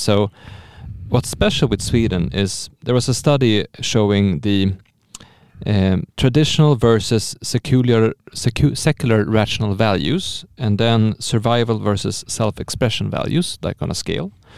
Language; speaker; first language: English; non-native, fluent; Swedish